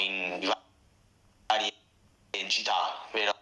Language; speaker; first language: Italian; non-native, fluent; English